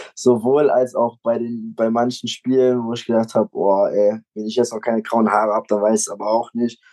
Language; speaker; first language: German; native; German